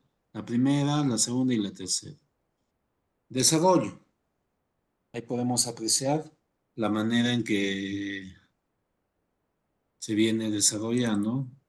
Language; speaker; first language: Spanish; native; Spanish